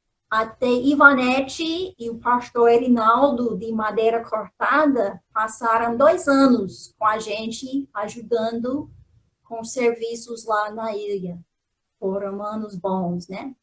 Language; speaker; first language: Portuguese; non-native, fluent; English